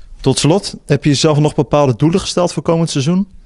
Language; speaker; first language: Dutch; native; Dutch